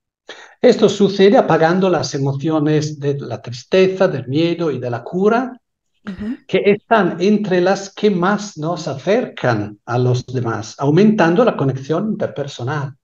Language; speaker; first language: Spanish; non-native, fluent; Italian